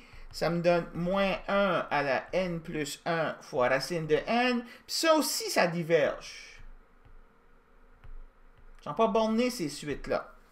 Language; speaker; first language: French; native; French